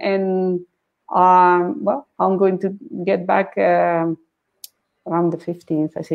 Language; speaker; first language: English; non-native, fluent; Spanish